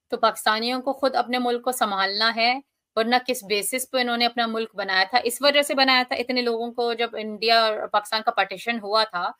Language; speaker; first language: Hindi; early bilingual, heritage; Hindi